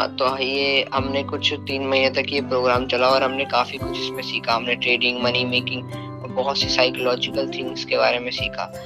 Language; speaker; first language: Hindi; native; Hindi